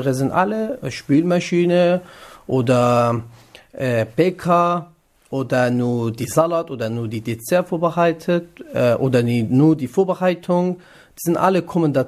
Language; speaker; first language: German; non-native, learner; Kurdish